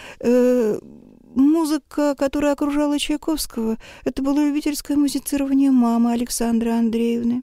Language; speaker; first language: Russian; native; Russian